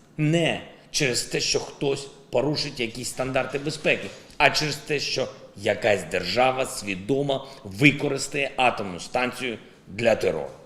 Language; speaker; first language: Ukrainian; non-native, local second language; Russian